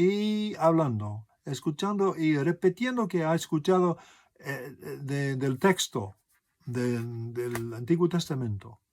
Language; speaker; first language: Spanish; non-native, fluent; English